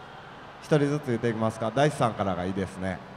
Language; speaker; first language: Japanese; native; Japanese